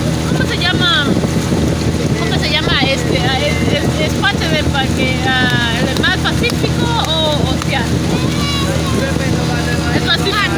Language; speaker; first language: Spanish; non-native, learner; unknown